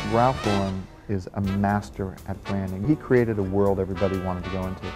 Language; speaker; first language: English; native; English